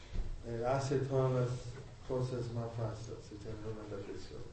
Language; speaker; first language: Spanish; non-native, learner; English